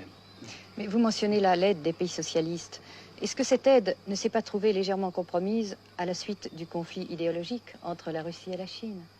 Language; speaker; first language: French; native; French